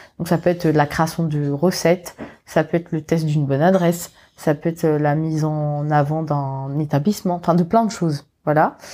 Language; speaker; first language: French; non-native, local second language; Morisyen